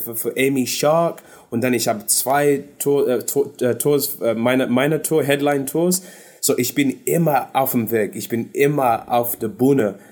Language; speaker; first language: German; non-native, fluent; English